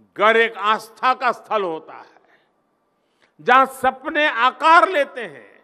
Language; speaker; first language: Hindi; native; Hindi